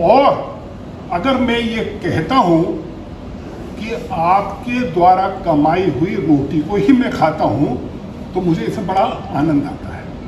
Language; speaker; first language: Hindi; native; Hindi